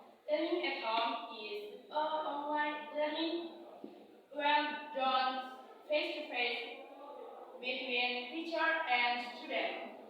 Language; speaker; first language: English; non-native, learner; Indonesian